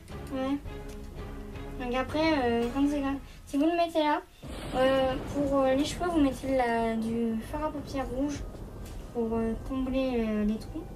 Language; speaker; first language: French; native; French